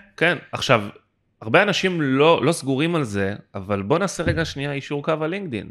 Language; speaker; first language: Hebrew; native; Hebrew